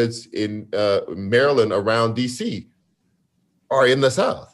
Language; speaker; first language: English; native; English